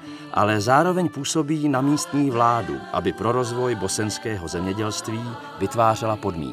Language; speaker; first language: Czech; native; Czech